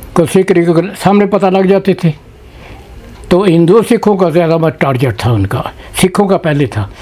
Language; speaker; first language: Urdu; non-native, local second language; Punjabi